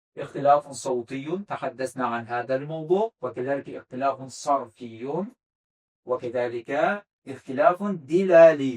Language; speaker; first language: Arabic; non-native, fluent; Azerbaijani